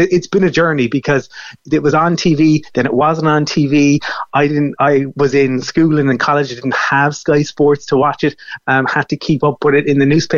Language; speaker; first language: English; native; English